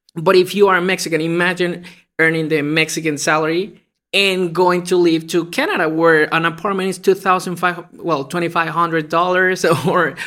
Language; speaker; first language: English; non-native, fluent; Spanish